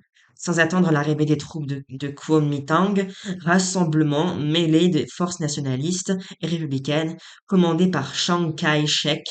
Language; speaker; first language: French; native; French